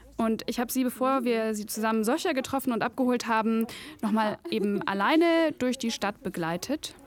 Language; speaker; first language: German; native; German